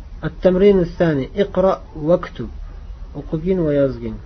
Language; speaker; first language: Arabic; non-native, fluent; Uzbek